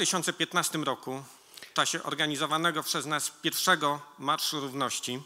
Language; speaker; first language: Polish; native; Polish